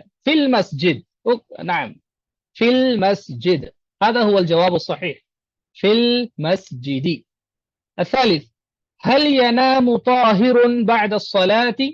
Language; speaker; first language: Arabic; non-native, fluent; Urdu